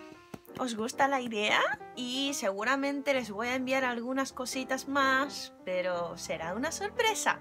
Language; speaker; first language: Spanish; non-native, fluent; Japanese